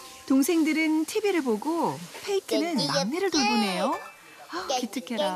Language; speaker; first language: Korean; native; Korean